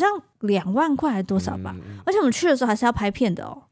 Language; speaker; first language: Chinese; native; Chinese